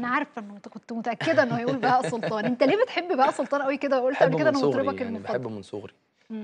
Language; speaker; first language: Arabic; native; Arabic